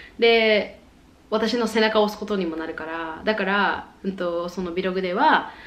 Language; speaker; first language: Japanese; native; Japanese